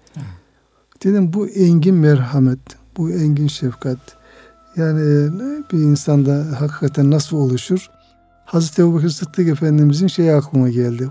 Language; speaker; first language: Turkish; native; Turkish